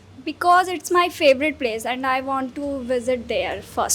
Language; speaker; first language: English; non-native, learner; Hindi